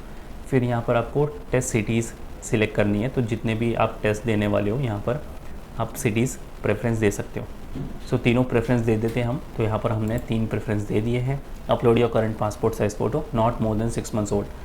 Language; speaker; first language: Hindi; native; Hindi